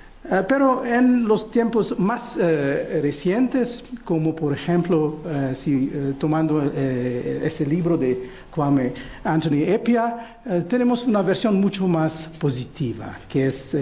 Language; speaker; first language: Spanish; non-native, fluent; Portuguese